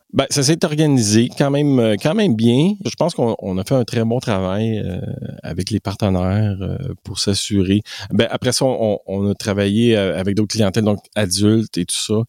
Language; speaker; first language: French; native; French